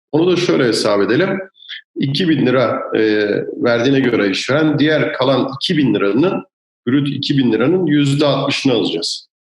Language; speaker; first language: Turkish; native; Turkish